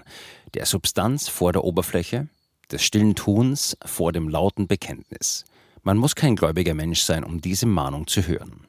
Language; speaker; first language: German; native; German